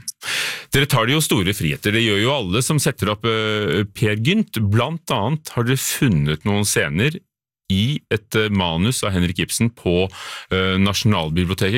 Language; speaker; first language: Norwegian; native; Norwegian